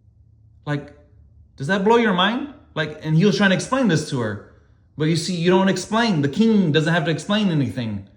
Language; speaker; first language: English; native; English